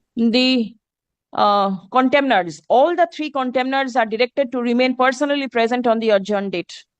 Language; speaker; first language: English; non-native, local second language; Bangla